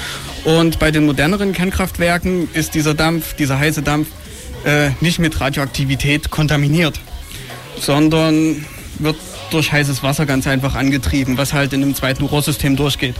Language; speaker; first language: German; native; German